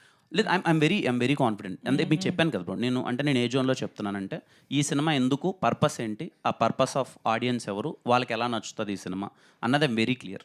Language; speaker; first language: Telugu; native; Telugu